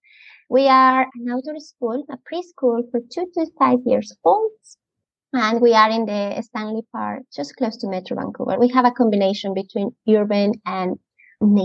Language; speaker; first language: English; non-native, fluent; Spanish